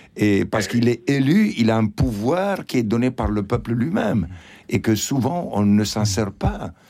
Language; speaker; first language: French; non-native, fluent; Spanish